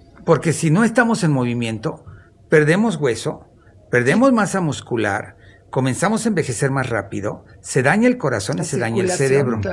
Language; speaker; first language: Spanish; native; Spanish